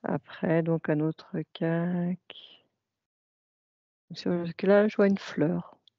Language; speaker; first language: French; native; French